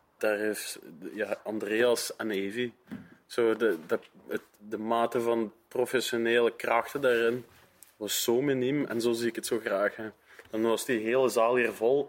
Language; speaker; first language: Dutch; native; Dutch